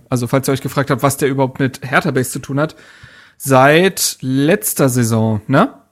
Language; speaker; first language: German; native; German